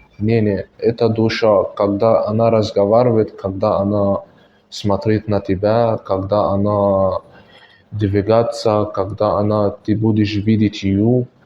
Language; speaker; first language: Russian; non-native, learner; Arabic